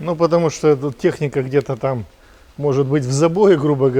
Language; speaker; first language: Russian; native; Russian